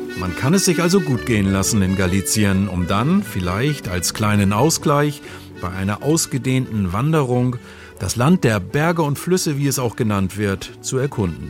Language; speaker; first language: German; native; German